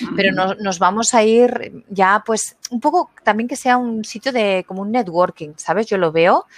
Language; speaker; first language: Spanish; native; Spanish